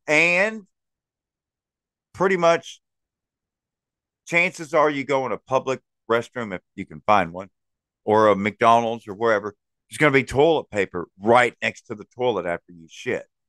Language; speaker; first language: English; native; English